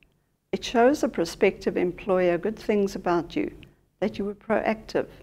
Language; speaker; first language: English; native; English